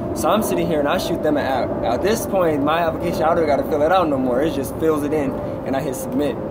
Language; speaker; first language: English; native; English